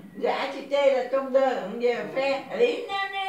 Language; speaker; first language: French; non-native, learner; Vietnamese